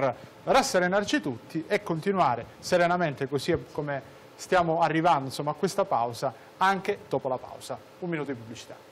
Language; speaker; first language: Italian; native; Italian